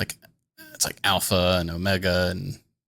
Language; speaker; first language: English; native; English